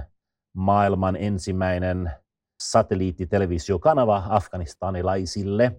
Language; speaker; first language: Finnish; non-native, fluent; Swedish